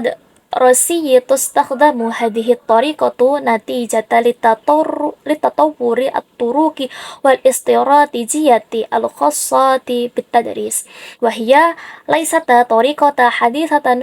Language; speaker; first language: Arabic; non-native, learner; Indonesian